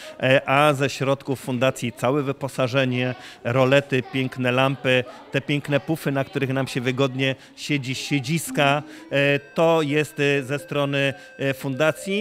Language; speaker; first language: Polish; native; Polish